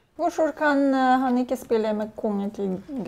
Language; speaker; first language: Norwegian; non-native, fluent; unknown